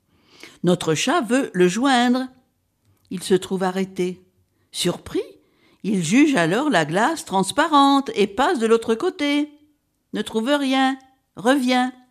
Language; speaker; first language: French; native; French